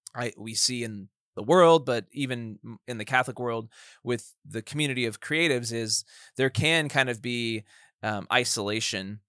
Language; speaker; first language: English; native; English